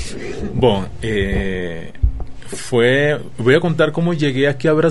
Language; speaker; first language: Portuguese; non-native, learner; Spanish